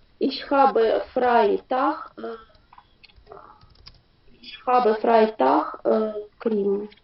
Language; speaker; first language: German; non-native, learner; Ukrainian